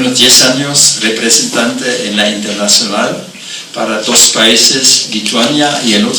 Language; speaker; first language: Spanish; non-native, fluent; German